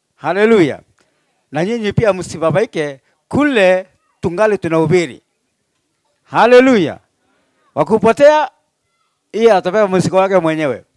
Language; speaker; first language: Swahili; non-native, local second language; Meru